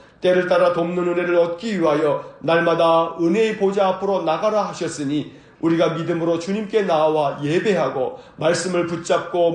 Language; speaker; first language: Korean; native; Korean